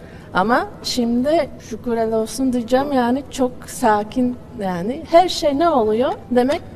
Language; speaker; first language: Turkish; non-native, fluent; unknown